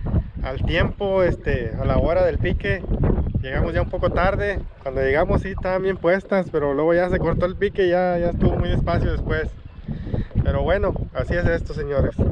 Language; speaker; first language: Spanish; native; Spanish